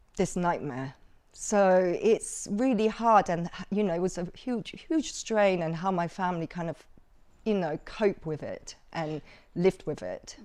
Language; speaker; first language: English; early bilingual, other home language; Cantonese